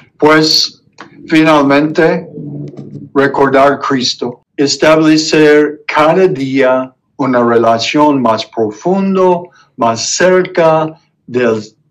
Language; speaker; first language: Spanish; non-native, fluent; English